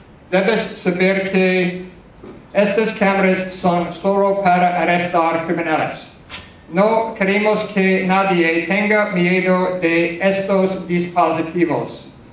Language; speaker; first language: Spanish; non-native, learner; English